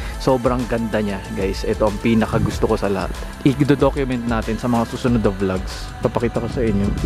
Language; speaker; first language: Filipino; native; Filipino